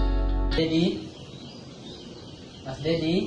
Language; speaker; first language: Indonesian; native; Indonesian